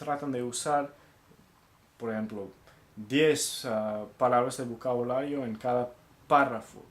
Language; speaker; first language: Spanish; non-native, fluent; English